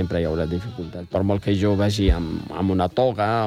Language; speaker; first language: Catalan; non-native, fluent; Riffian